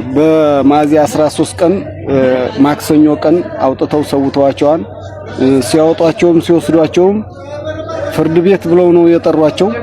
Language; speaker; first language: Amharic; native; Amharic